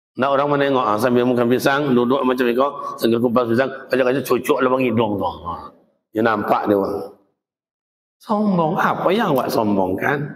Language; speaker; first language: Malay; native; Malay